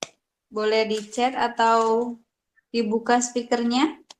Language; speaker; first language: Indonesian; native; Indonesian